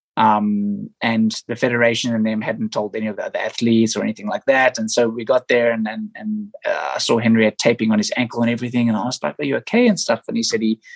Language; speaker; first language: English; native; English